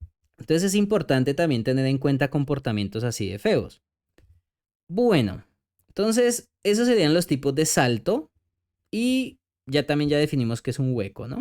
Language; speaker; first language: Spanish; native; Spanish